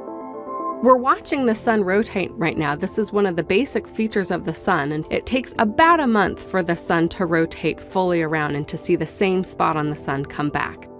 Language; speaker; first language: English; native; English